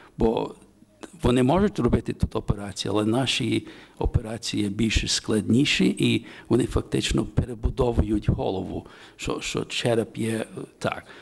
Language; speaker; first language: Ukrainian; early bilingual, heritage; Ukrainian